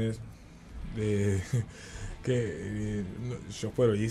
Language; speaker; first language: Spanish; non-native, learner; English